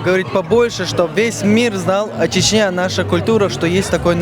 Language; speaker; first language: Russian; non-native, local second language; Chechen